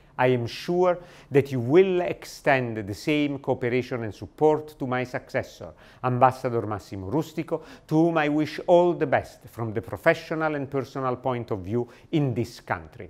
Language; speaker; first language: English; non-native, fluent; Italian